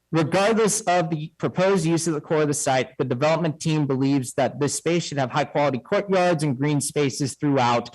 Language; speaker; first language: English; native; English